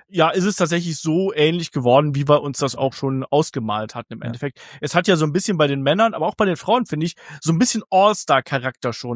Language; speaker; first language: German; native; German